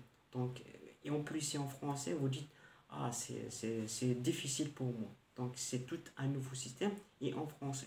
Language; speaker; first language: French; non-native, local second language; Arabic